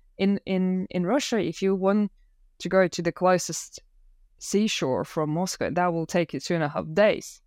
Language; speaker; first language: English; non-native, fluent; Russian